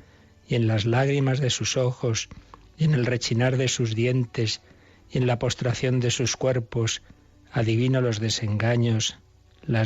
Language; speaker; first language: Spanish; native; Spanish